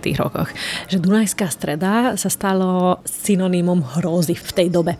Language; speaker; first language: Slovak; non-native, local second language; Hungarian